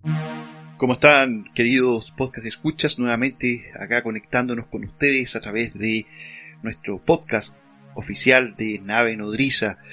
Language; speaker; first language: Spanish; native; Spanish